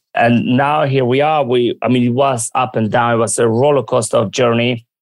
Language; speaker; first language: English; early bilingual, other home language; Armenian